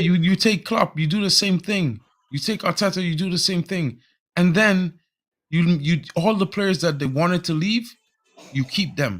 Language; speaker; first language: English; native; English